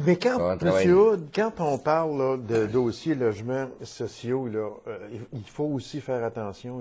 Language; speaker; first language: French; native; French